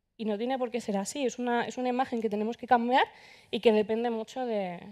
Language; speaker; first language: Spanish; native; Spanish